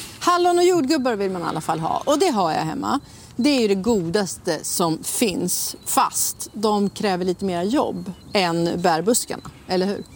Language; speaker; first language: Swedish; native; Swedish